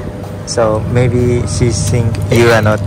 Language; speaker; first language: English; non-native, learner; Japanese